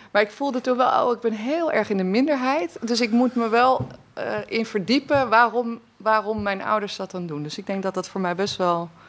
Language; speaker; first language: Dutch; native; Dutch